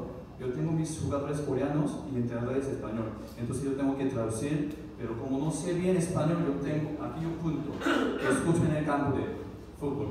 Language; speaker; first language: Spanish; non-native, learner; Korean